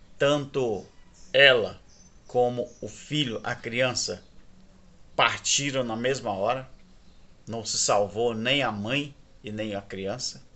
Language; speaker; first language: Portuguese; native; Portuguese